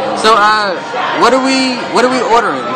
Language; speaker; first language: English; native; English